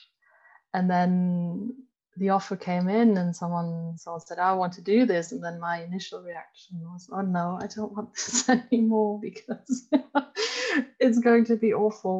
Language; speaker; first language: English; non-native, fluent; German